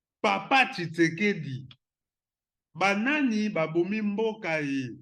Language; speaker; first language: Lingala; non-native, local second language; Kongo